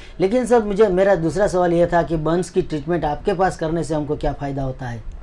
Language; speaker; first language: Hindi; non-native, local second language; Gujarati